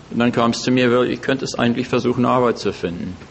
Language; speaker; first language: German; native; German